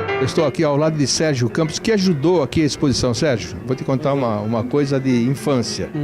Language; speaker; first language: Portuguese; native; Portuguese